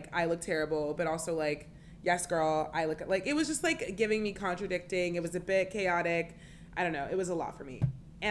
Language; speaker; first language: English; native; English